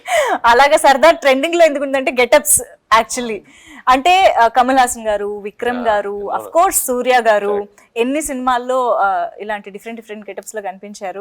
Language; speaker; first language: Telugu; native; Telugu